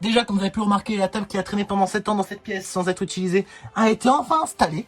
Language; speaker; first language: French; native; French